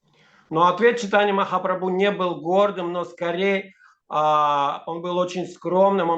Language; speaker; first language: Russian; native; Russian